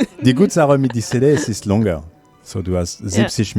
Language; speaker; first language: German; non-native, learner; French